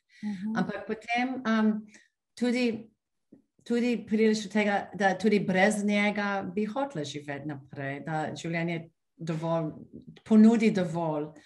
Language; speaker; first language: Slovenian; non-native, fluent; English